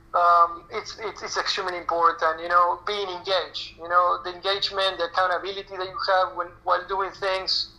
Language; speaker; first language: English; non-native, fluent; Spanish